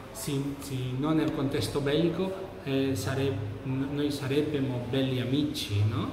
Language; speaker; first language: Italian; non-native, fluent; Catalan